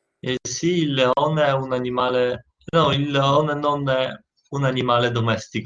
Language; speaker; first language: Italian; non-native, learner; Polish